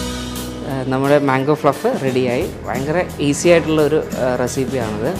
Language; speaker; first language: Malayalam; native; Malayalam